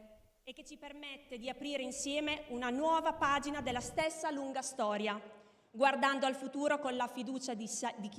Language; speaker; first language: Italian; native; Italian